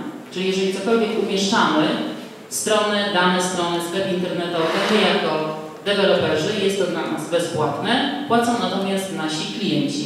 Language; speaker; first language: Polish; native; Polish